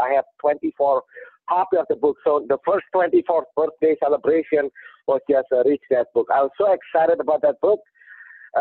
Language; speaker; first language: English; non-native, fluent; Indonesian